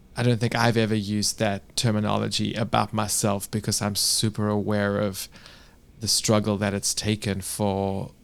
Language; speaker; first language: English; native; English